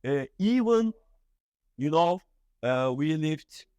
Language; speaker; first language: English; non-native, fluent; Turkish